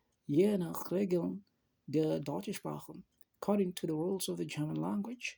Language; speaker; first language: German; non-native, learner; English